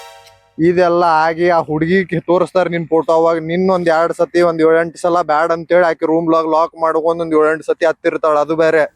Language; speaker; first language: Kannada; native; Kannada